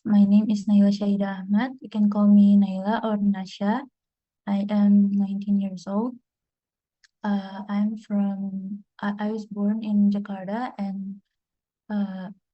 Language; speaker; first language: English; non-native, fluent; Indonesian